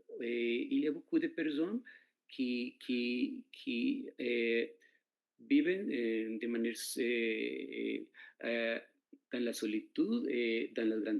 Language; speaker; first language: French; non-native, fluent; Spanish